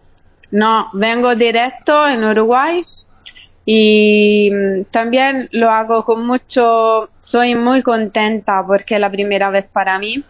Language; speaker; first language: Spanish; non-native, fluent; Italian